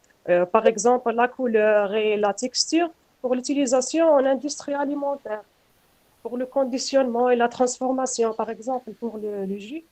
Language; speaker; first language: French; non-native, local second language; Arabic